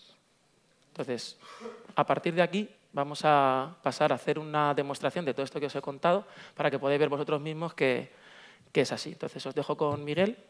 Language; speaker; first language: Spanish; native; Spanish